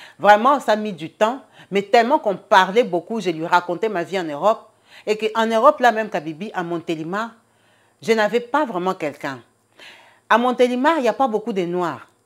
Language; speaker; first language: French; non-native, local second language; Lingala